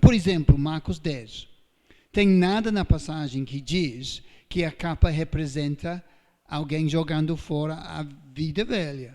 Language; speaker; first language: Portuguese; non-native, fluent; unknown